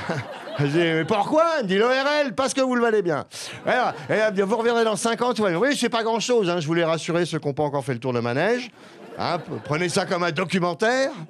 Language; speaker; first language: French; native; French